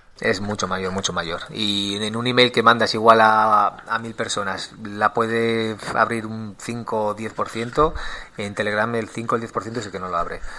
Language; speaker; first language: Spanish; native; Spanish